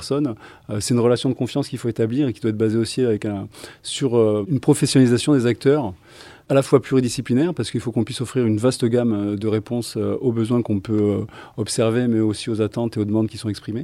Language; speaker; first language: French; native; French